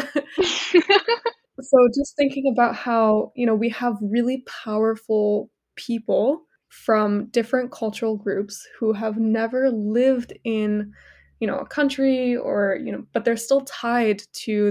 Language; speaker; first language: English; native; English